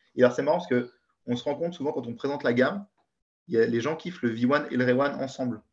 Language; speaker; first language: French; native; French